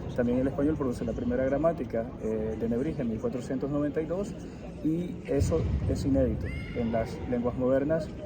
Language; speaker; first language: Spanish; early bilingual, heritage; Spanish